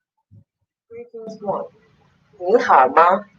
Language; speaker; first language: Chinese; non-native, learner; Polish